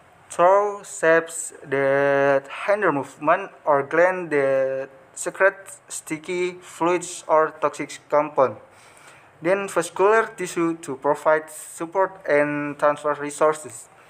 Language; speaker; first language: English; non-native, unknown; Indonesian